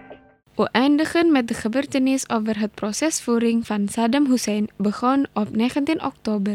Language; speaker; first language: Dutch; non-native, learner; Indonesian